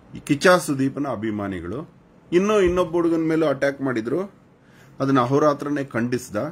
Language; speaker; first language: Kannada; native; Kannada